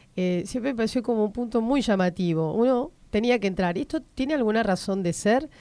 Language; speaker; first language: Spanish; native; Spanish